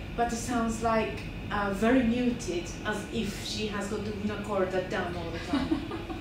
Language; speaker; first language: English; non-native, fluent; Japanese